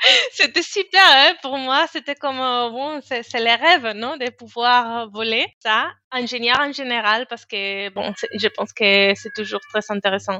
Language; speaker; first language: French; non-native, fluent; Spanish